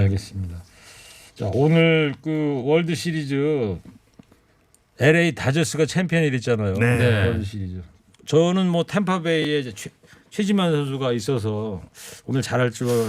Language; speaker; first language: Korean; native; Korean